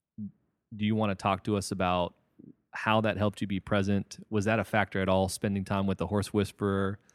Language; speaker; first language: English; native; English